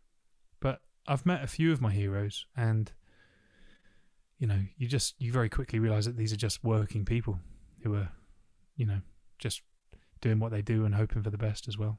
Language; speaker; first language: English; native; English